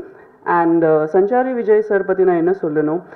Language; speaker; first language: Tamil; non-native, fluent; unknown